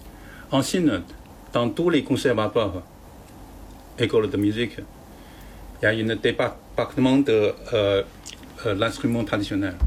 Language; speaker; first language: French; non-native, learner; Chinese